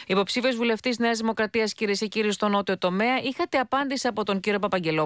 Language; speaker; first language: Greek; native; Greek